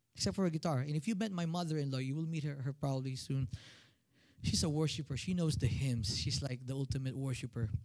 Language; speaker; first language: English; non-native, local second language; Filipino